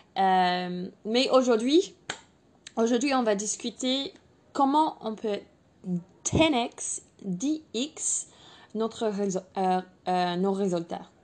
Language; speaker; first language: French; non-native, fluent; English